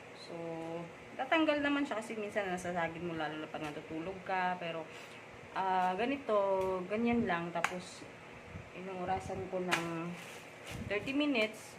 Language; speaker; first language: Filipino; non-native, local second language; Cebuano